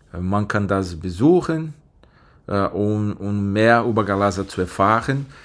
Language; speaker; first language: German; non-native, fluent; Portuguese